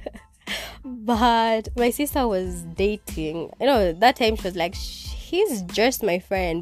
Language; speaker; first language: English; non-native, local second language; Kikuyu